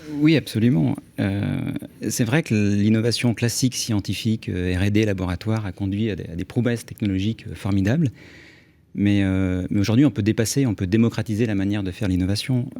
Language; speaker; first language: French; native; French